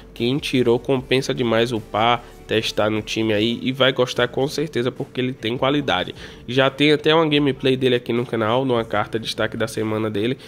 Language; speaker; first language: Portuguese; native; Portuguese